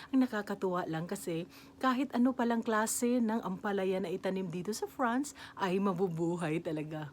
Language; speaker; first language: Filipino; native; Filipino